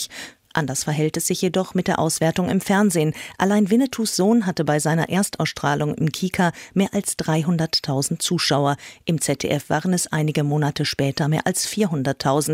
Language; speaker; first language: German; native; German